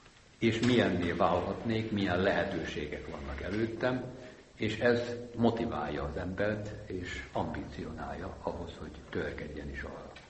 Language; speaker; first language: Hungarian; native; Hungarian